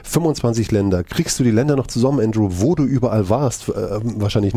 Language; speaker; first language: German; native; German